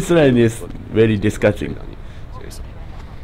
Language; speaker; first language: English; non-native, learner; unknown